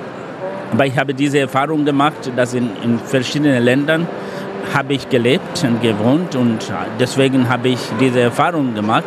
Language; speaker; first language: German; non-native, fluent; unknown